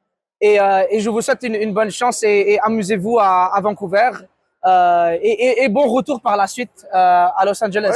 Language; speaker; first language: French; native; French